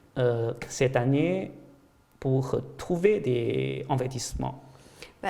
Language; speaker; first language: French; non-native, fluent; Chinese